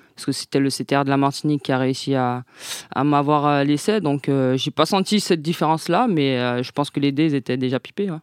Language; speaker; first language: French; non-native, local second language; Guadeloupean Creole French